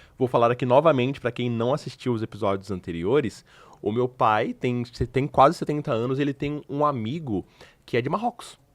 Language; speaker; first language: Portuguese; native; Portuguese